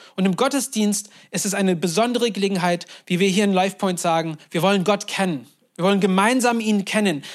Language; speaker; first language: German; non-native, fluent; Turkish